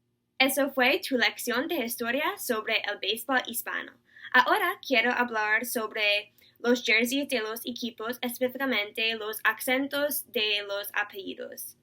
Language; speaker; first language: Spanish; non-native, learner; English